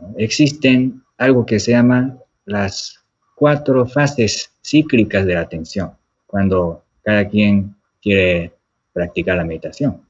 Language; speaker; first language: Spanish; non-native, fluent; Japanese